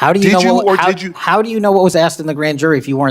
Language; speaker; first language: English; native; English